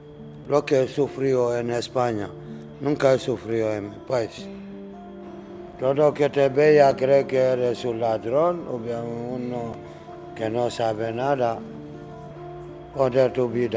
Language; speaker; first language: Spanish; non-native, learner; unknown